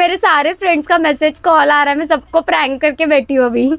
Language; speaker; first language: Hindi; non-native, local second language; Marathi